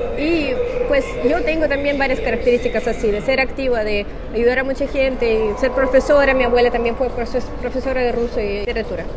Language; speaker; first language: Spanish; non-native, fluent; Russian